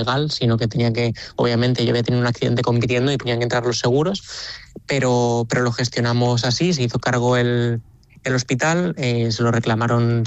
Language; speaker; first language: Spanish; native; Spanish